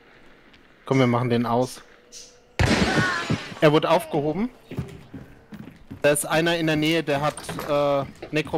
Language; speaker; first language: German; native; German